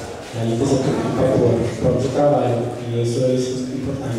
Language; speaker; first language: Portuguese; non-native, fluent; Spanish